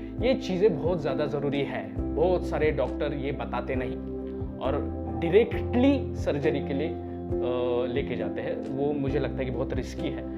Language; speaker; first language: Hindi; non-native, local second language; Marathi